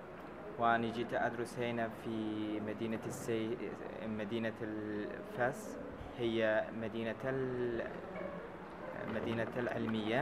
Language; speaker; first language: Arabic; non-native, learner; Turkish